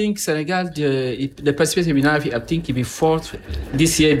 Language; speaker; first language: English; non-native, learner; Jola-Fonyi